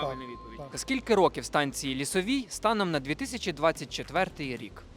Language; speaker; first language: Ukrainian; native; Ukrainian